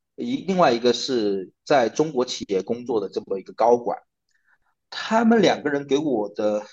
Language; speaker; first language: Chinese; native; Chinese